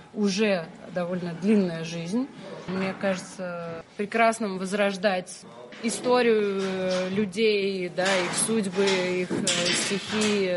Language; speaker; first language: Russian; early bilingual, other home language; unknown